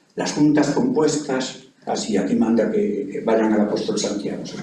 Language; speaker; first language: Spanish; native; Spanish